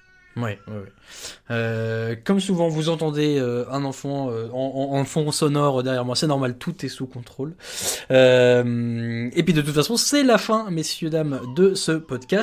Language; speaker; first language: French; native; French